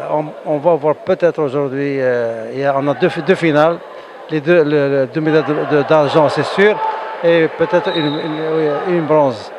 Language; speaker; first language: French; non-native, local second language; Arabic